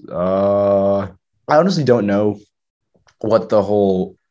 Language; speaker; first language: English; native; English